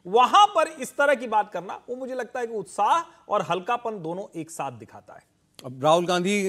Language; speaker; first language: Hindi; native; Hindi